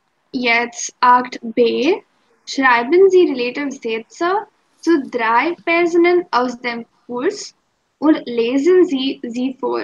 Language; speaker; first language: German; non-native, fluent; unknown